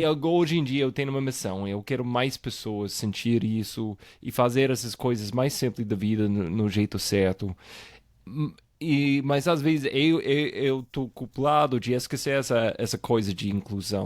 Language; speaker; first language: Portuguese; non-native, fluent; English